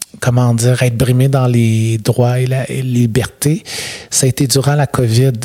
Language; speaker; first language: French; native; French